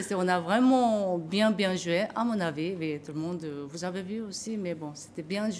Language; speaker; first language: French; non-native, learner; Korean